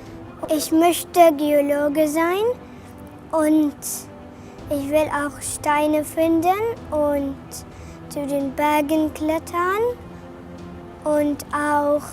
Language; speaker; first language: German; non-native, learner; Arabic